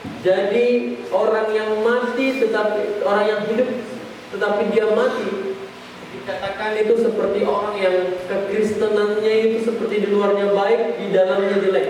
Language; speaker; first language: Indonesian; native; Indonesian